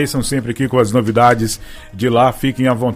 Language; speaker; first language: Portuguese; native; Portuguese